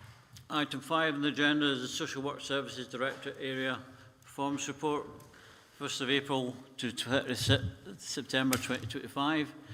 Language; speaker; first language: English; native; English